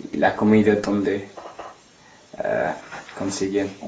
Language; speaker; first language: Spanish; non-native, learner; English